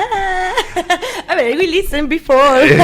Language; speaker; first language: English; non-native, learner; Italian